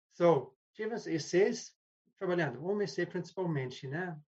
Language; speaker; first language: Portuguese; non-native, fluent; English